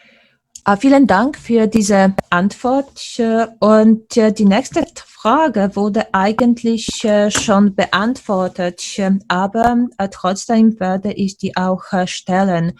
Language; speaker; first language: German; non-native, fluent; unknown